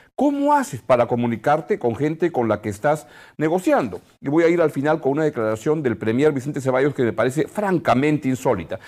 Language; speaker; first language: Spanish; native; Spanish